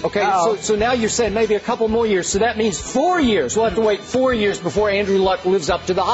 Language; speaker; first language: English; native; English